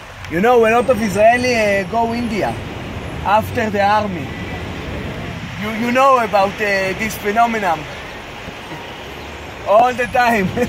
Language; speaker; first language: English; non-native, learner; Hebrew